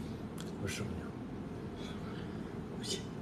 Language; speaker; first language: Chinese; non-native, local second language; Tibetan